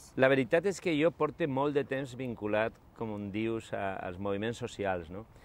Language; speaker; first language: Catalan; non-native, local second language; Spanish